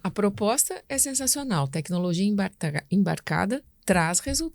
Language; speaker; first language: Portuguese; native; Portuguese